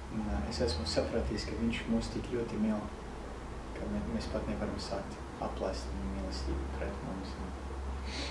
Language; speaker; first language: Latvian; non-native, fluent; English